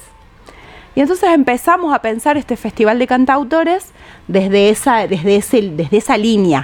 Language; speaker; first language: Spanish; native; Spanish